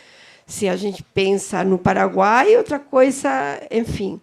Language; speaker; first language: Portuguese; non-native, fluent; Spanish